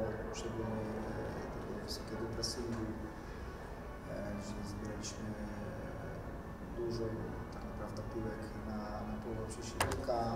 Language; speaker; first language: Polish; non-native, fluent; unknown